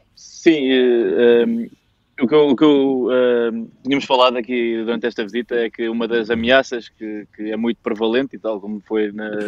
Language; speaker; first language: Portuguese; native; Portuguese